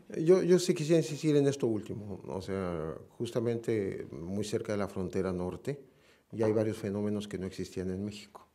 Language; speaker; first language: Spanish; native; Spanish